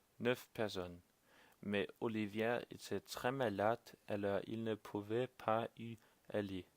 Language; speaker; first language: French; non-native, learner; Danish